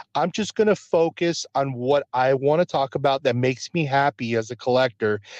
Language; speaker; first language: English; early bilingual, other home language; Spanish